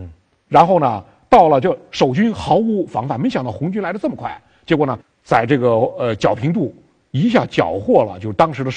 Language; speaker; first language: Chinese; native; Chinese